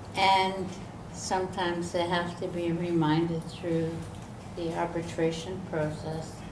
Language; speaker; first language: English; native; English